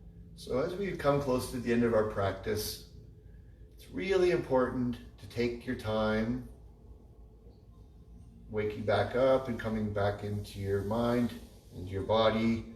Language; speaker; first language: English; native; English